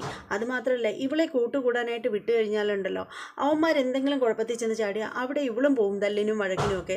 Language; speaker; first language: Malayalam; native; Malayalam